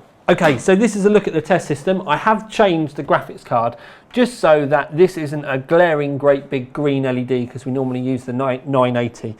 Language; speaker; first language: English; native; English